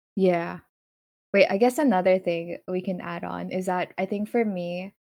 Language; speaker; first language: English; non-native, local second language; Filipino